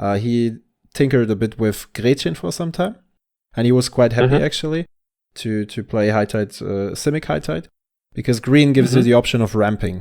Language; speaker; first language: English; non-native, fluent; German